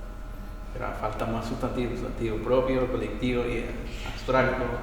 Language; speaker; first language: Spanish; non-native, local second language; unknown